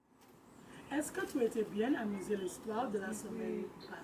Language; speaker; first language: French; non-native, learner; English